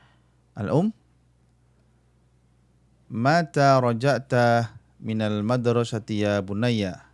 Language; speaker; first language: Arabic; non-native, fluent; Indonesian